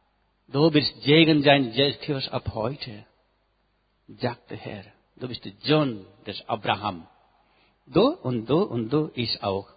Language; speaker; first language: German; non-native, learner; Nepali